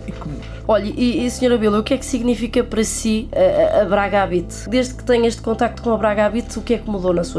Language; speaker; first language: Portuguese; native; Portuguese